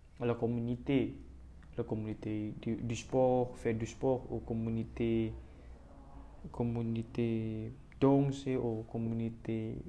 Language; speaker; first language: French; non-native, learner; Indonesian